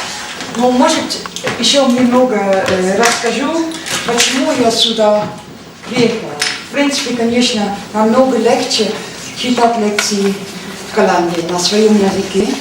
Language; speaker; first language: Russian; non-native, learner; Dutch